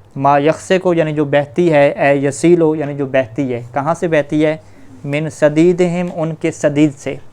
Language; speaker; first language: Urdu; native; Urdu